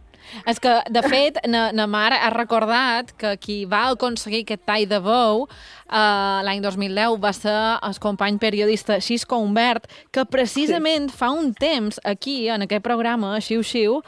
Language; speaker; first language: Catalan; native; Catalan